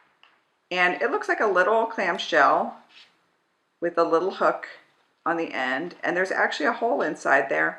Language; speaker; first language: English; native; English